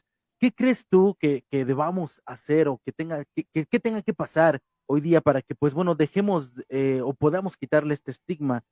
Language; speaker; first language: Spanish; native; Spanish